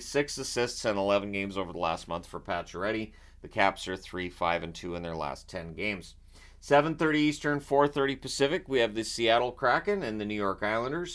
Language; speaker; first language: English; native; English